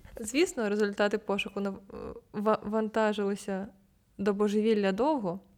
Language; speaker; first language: Ukrainian; non-native, local second language; Russian